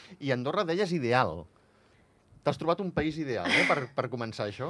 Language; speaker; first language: Catalan; native; Catalan